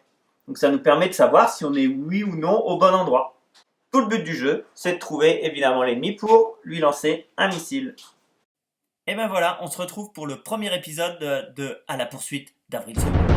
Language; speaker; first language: French; native; French